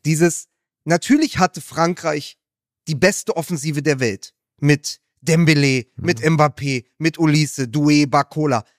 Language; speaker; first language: German; native; German